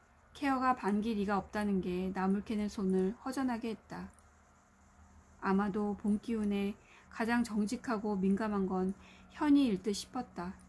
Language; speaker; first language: Korean; native; Korean